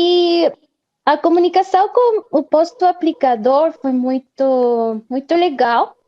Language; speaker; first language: Portuguese; non-native, fluent; Spanish